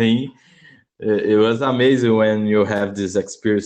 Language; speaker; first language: English; non-native, learner; Portuguese